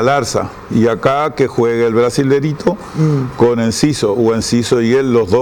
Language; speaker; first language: Spanish; native; Spanish